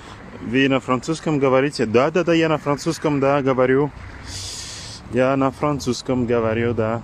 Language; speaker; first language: Russian; non-native, learner; French